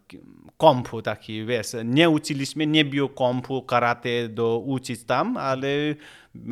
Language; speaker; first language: Polish; non-native, learner; Nepali